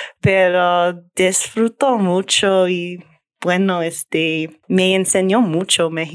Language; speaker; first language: Spanish; non-native, learner; English